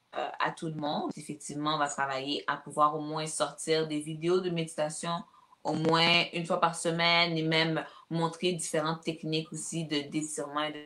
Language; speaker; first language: French; native; French